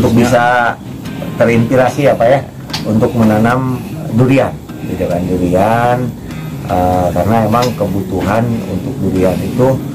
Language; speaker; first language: Indonesian; native; Indonesian